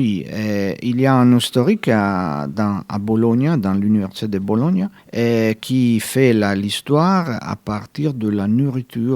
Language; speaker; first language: French; non-native, fluent; Italian